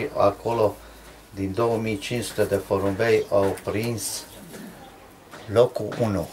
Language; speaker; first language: Romanian; non-native, local second language; Hungarian